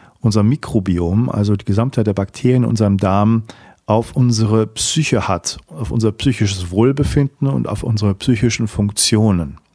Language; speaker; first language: German; native; German